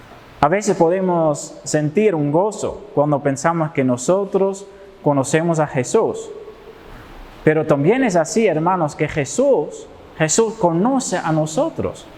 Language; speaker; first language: Spanish; non-native, fluent; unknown